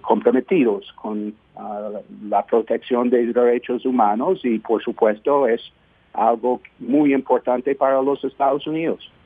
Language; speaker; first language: Spanish; non-native, fluent; English